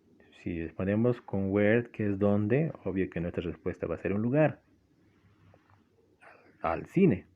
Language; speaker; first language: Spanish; non-native, local second language; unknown